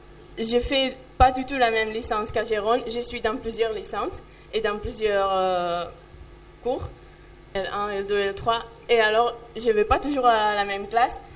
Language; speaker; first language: French; non-native, fluent; Catalan